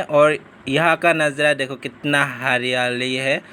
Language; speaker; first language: Hindi; non-native, local second language; Assamese